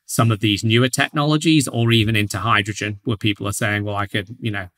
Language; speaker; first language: English; native; English